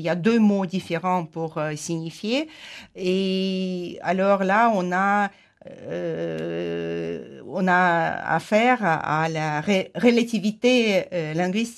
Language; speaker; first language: French; non-native, fluent; Ukrainian